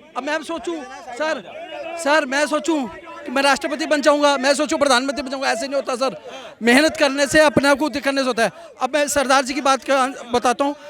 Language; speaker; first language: Hindi; non-native, local second language; Punjabi